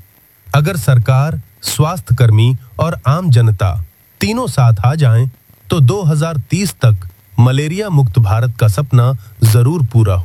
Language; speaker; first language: Hindi; native; Hindi